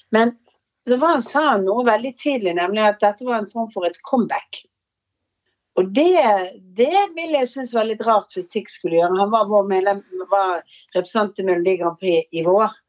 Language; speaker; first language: Norwegian; native; Norwegian